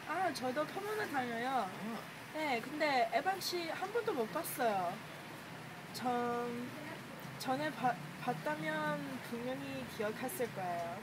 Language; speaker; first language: Korean; non-native, learner; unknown